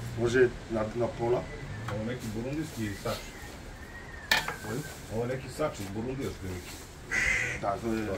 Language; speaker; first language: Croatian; non-native, learner; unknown